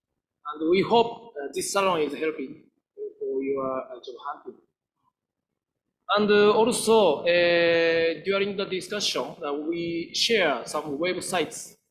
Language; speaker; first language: English; non-native, fluent; Japanese